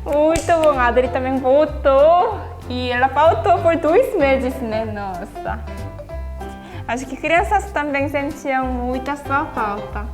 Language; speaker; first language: Portuguese; non-native, fluent; Korean